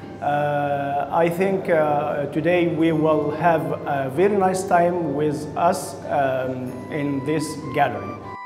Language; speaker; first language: English; non-native, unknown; Arabic